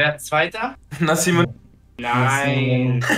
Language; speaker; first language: German; native; German